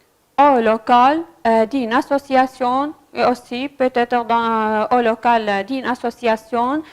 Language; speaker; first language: French; non-native, fluent; Arabic